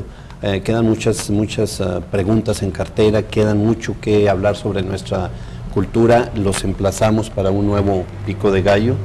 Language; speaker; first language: Spanish; native; Spanish